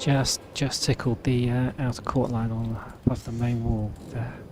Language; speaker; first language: English; native; English